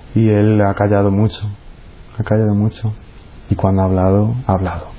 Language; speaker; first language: Spanish; native; Spanish